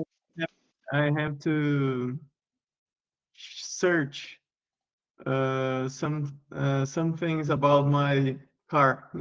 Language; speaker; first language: English; non-native, learner; Portuguese